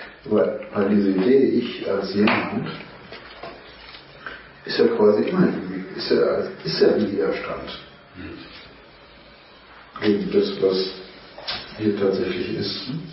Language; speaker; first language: German; native; German